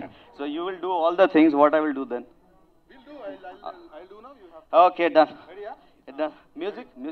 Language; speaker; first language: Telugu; non-native, learner; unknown